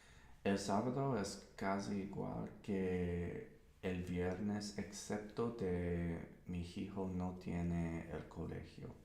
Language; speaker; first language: Spanish; non-native, learner; English